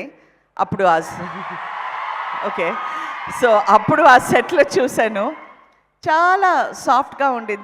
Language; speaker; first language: Telugu; non-native, fluent; Tamil